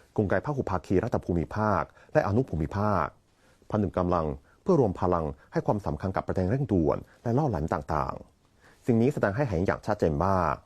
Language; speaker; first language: Thai; non-native, fluent; Chinese